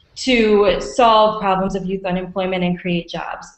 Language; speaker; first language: English; native; English